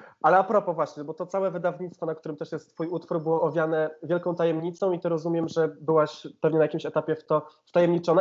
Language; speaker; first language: Polish; native; Polish